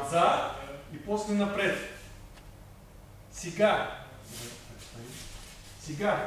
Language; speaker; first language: Bulgarian; non-native, learner; Russian